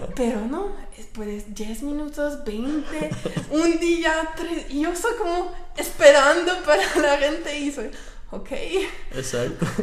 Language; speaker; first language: Spanish; non-native, fluent; French